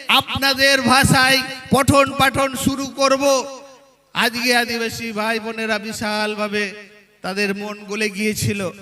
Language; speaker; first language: Bangla; non-native, local second language; Santali